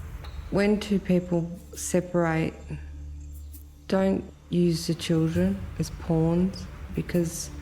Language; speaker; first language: English; native; English